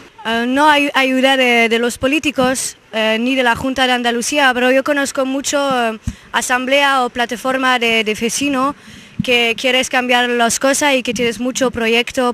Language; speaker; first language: Spanish; non-native, learner; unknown